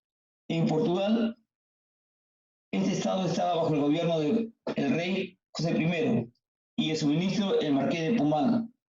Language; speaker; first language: Spanish; native; Spanish